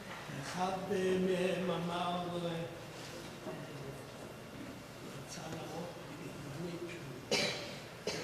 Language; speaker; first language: Hebrew; non-native, fluent; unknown